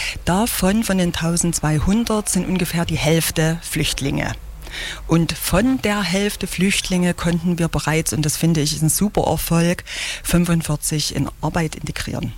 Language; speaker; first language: German; native; German